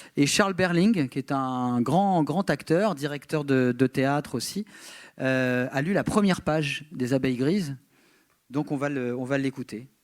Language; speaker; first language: French; native; French